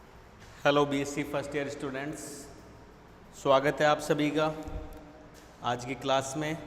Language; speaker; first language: Hindi; native; Hindi